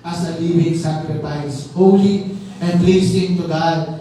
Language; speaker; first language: English; non-native, local second language; Filipino